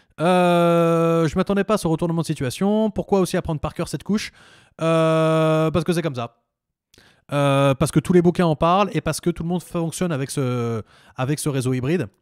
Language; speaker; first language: French; native; French